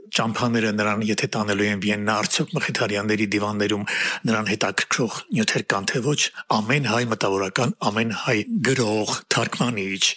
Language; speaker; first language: Armenian; native; Armenian